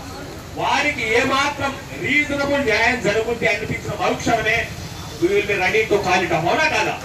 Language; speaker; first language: Telugu; native; Telugu